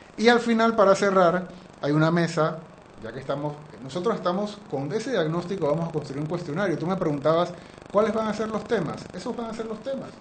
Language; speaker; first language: Spanish; native; Spanish